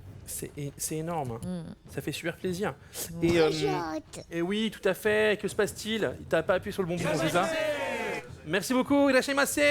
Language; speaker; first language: French; native; French